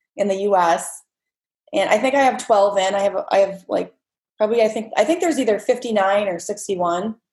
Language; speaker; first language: English; native; English